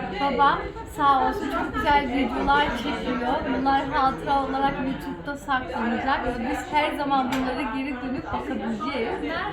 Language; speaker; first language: Turkish; early bilingual, heritage; Turkish